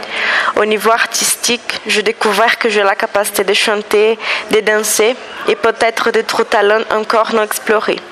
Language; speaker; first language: French; non-native, learner; Portuguese